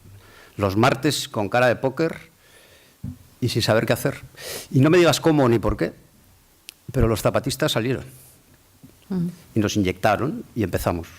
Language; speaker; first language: Spanish; native; Spanish